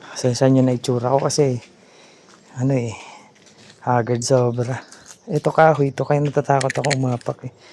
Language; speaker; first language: Filipino; non-native, local second language; Hiligaynon